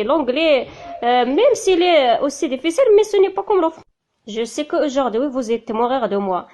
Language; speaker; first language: French; non-native, learner; Tachelhit